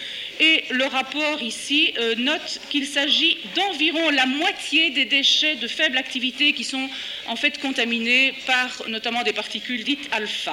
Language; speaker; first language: French; native; French